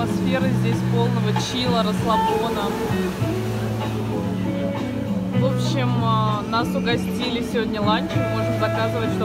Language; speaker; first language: Russian; native; Russian